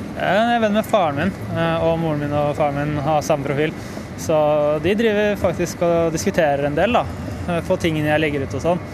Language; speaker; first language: Norwegian; native; Norwegian